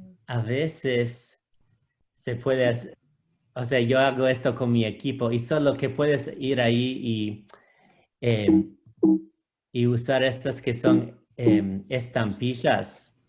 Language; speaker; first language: Spanish; non-native, fluent; English